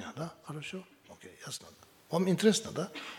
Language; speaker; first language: Russian; non-native, learner; Tibetan